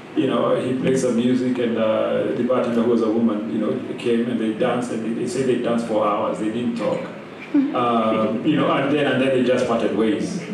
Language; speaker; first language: English; non-native, local second language; Kikuyu